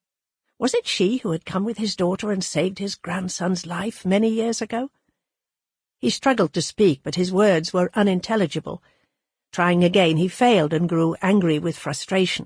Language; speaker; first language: English; native; English